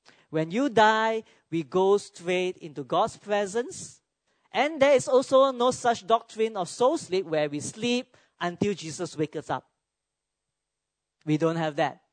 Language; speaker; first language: English; non-native, local second language; Cantonese